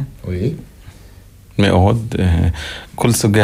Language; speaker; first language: Hebrew; non-native, local second language; Arabic